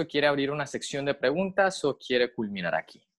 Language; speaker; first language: Spanish; native; Spanish